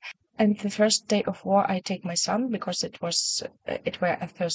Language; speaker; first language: English; non-native, learner; Ukrainian